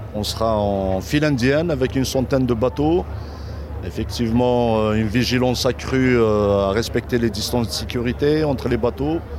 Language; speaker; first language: French; non-native, fluent; German